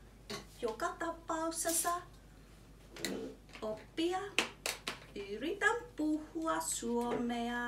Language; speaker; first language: Finnish; non-native, learner; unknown